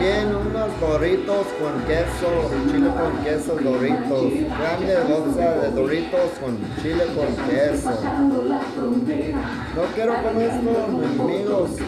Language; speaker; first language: Spanish; early bilingual, heritage; Spanish